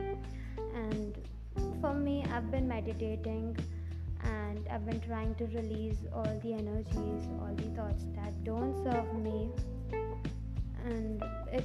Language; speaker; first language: English; non-native, local second language; Hindi